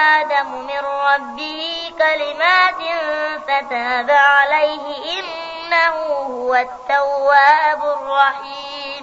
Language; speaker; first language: Arabic; native; Arabic